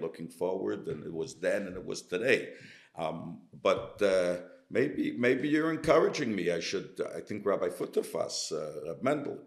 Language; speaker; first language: English; early bilingual, other home language; Yiddish